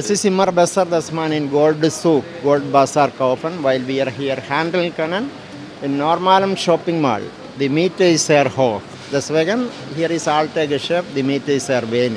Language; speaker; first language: German; non-native, learner; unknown